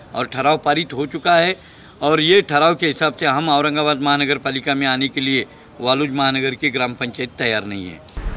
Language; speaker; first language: Hindi; non-native, local second language; Marathi